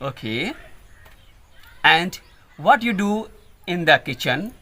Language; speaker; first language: English; non-native, learner; Hindi